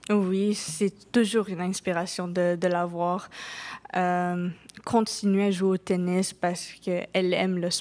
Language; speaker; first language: French; non-native, local second language; English